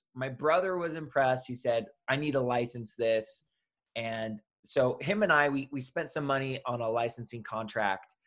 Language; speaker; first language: English; native; English